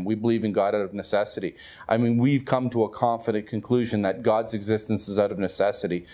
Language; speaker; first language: English; native; English